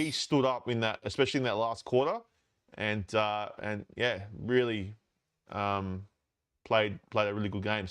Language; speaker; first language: English; native; English